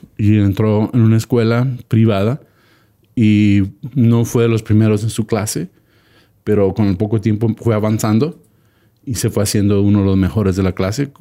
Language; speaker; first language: Spanish; early bilingual, heritage; Spanish